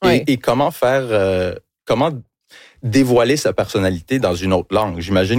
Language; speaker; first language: French; early bilingual, heritage; French